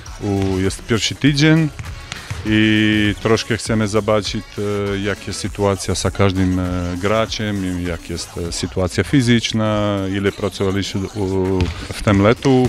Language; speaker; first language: Polish; non-native, learner; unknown